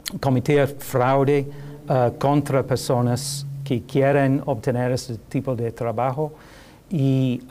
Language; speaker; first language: Spanish; non-native, learner; English